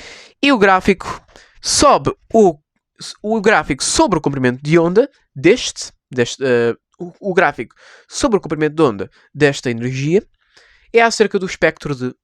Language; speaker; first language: Portuguese; native; Portuguese